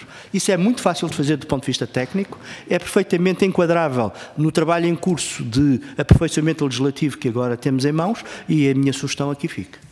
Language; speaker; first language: Portuguese; native; Portuguese